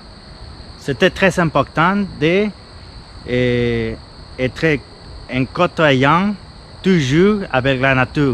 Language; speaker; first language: French; non-native, fluent; Spanish